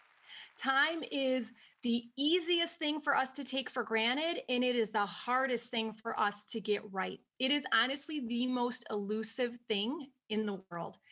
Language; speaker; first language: English; native; English